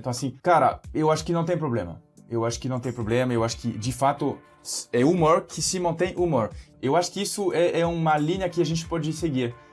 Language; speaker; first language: Portuguese; non-native, fluent; French